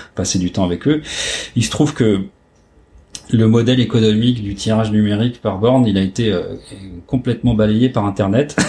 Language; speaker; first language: French; native; French